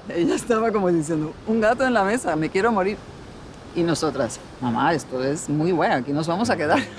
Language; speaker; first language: Spanish; early bilingual, other home language; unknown